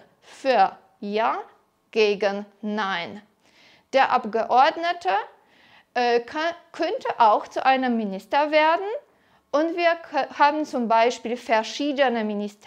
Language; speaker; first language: German; non-native, fluent; Polish